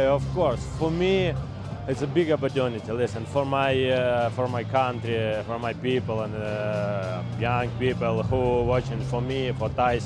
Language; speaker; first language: English; non-native, learner; Ukrainian